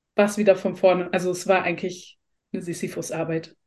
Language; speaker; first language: German; native; German